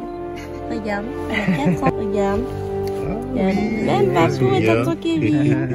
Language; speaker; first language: French; native; French